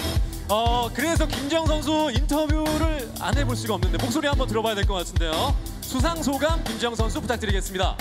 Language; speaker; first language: Korean; native; Korean